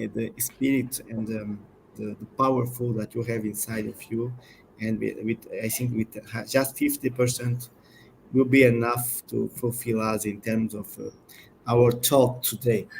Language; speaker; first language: English; non-native, learner; Portuguese